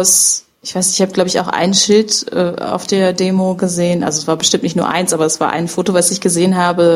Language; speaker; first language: German; native; German